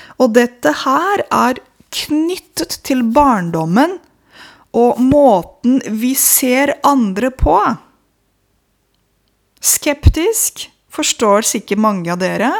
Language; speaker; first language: Norwegian; non-native, fluent; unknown